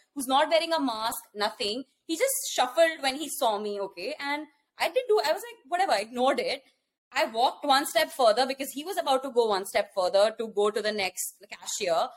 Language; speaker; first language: English; non-native, local second language; Hindi